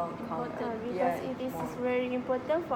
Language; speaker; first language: English; non-native, local second language; Malay